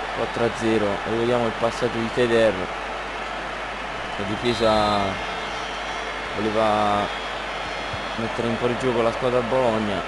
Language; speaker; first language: Italian; native; Italian